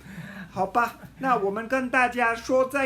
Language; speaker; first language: Chinese; non-native, fluent; English